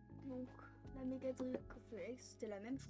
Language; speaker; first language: French; native; French